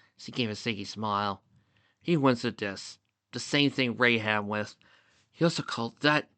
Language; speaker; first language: English; native; English